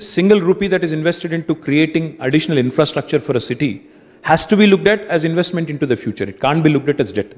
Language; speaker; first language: Hindi; non-native, local second language; Telugu